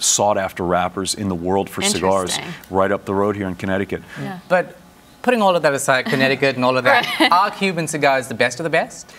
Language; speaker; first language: English; native; English